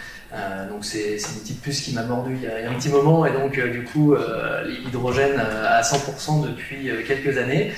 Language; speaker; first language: French; native; French